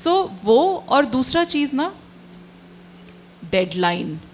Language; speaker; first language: Hindi; native; Hindi